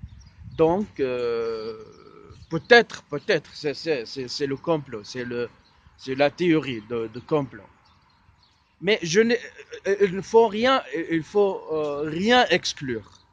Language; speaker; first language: French; non-native, fluent; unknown